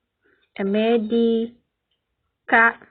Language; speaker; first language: Japanese; non-native, learner; English